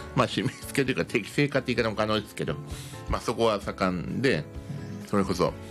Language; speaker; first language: Japanese; native; Japanese